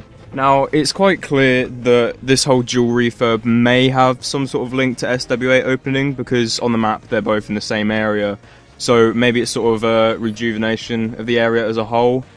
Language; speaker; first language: English; native; English